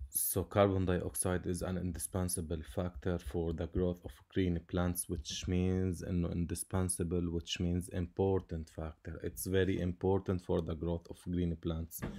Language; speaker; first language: English; non-native, local second language; Arabic